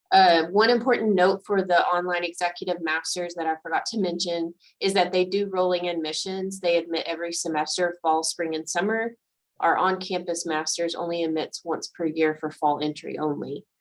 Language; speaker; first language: English; native; English